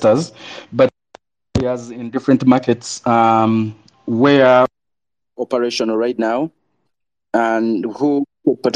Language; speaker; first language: English; non-native, local second language; Ganda